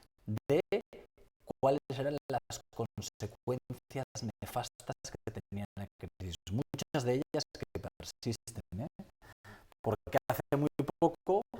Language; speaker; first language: Spanish; native; Spanish